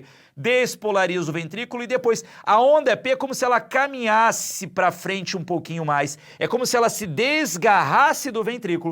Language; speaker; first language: Portuguese; native; Portuguese